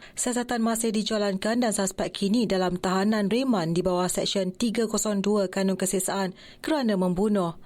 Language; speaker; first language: Malay; native; Malay